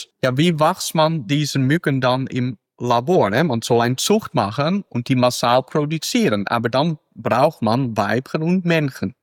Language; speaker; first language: German; non-native, fluent; Dutch